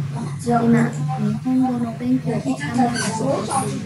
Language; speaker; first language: Japanese; non-native, learner; Vietnamese